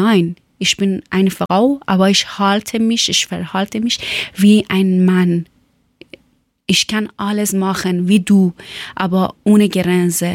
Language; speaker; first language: German; non-native, learner; Persian